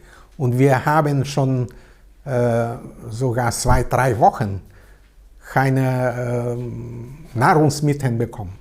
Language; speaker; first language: German; non-native, learner; Vietnamese